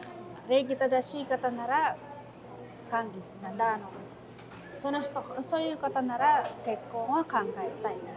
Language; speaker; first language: Japanese; non-native, fluent; Filipino